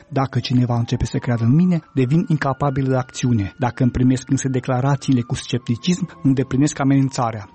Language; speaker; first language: Romanian; native; Romanian